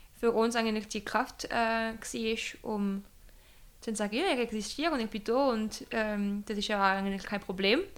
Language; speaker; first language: German; non-native, local second language; French